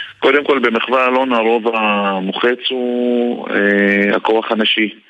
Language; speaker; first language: Hebrew; non-native, local second language; Arabic